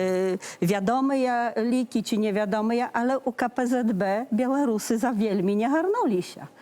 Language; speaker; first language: Polish; non-native, learner; Belarusian